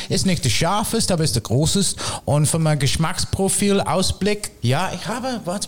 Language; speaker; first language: German; non-native, fluent; English